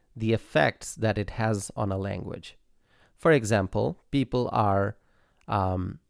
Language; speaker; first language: English; non-native, local second language; Bangla